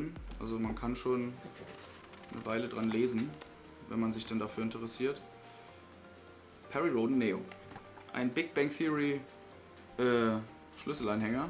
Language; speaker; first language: German; native; German